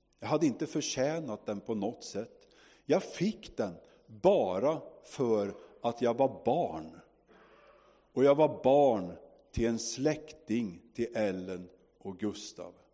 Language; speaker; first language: Swedish; native; Swedish